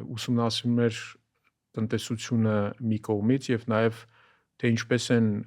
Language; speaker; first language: Armenian; native; Armenian